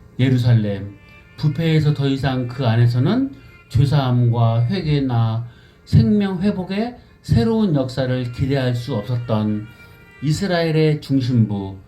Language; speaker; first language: Korean; native; Korean